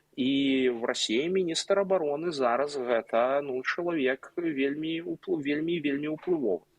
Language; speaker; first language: Belarusian; non-native, local second language; Russian